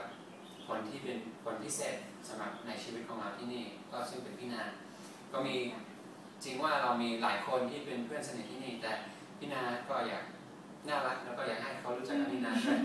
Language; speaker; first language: Thai; non-native, fluent; English